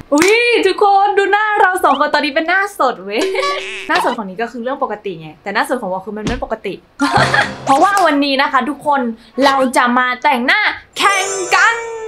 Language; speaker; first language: Thai; native; Thai